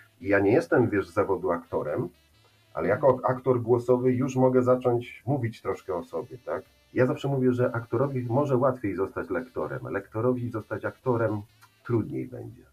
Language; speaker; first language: Polish; native; Polish